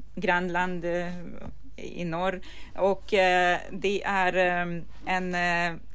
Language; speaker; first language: Swedish; non-native, fluent; Ukrainian